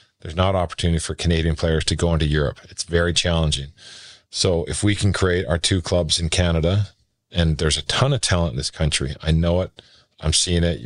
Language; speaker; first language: English; native; English